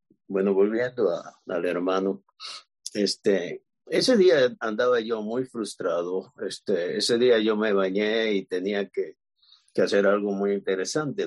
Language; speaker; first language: Spanish; native; Spanish